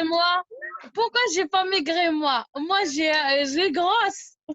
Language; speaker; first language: French; non-native, learner; Arabic